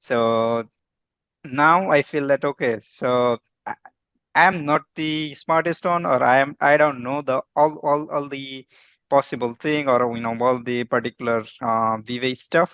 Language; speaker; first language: English; non-native, fluent; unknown